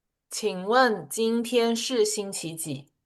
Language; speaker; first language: Chinese; non-native, fluent; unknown